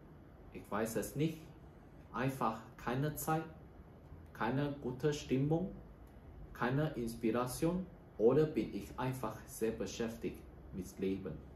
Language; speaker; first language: German; non-native, learner; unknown